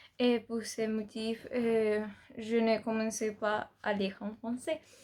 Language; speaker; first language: French; non-native, learner; Spanish